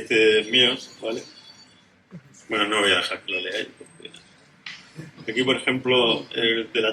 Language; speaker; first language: Spanish; native; Spanish